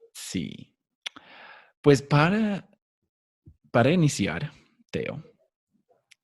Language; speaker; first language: Spanish; non-native, fluent; English